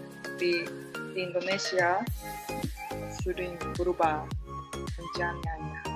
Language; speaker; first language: Indonesian; non-native, learner; Japanese